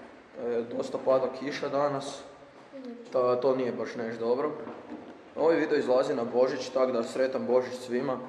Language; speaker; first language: Croatian; native; Croatian